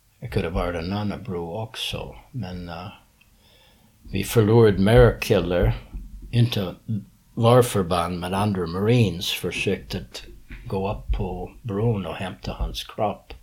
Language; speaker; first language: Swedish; early bilingual, heritage; English